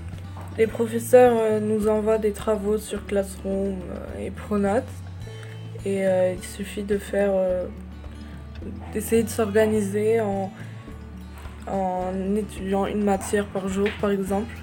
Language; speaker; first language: French; non-native, local second language; Arabic